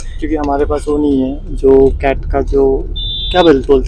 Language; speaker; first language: Hindi; non-native, local second language; Assamese